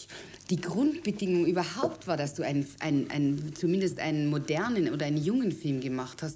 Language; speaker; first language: German; native; German